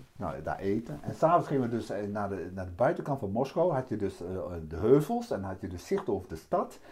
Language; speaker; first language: Dutch; native; Dutch